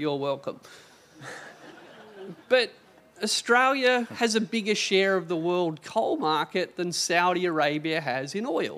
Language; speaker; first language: English; native; English